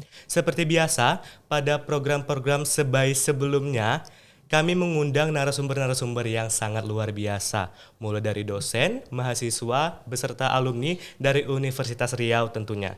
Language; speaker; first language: Indonesian; native; Indonesian